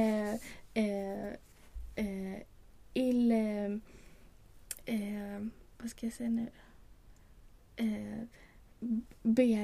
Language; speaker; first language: French; non-native, learner; Swedish